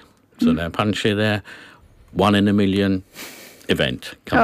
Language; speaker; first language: Swedish; non-native, learner; English